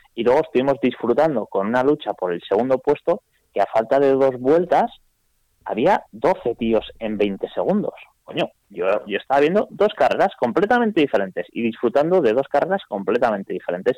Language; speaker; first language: Spanish; native; Spanish